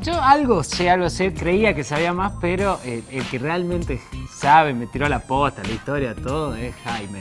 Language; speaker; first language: Spanish; native; Spanish